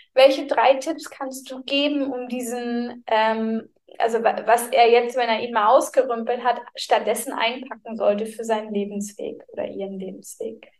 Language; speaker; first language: German; native; German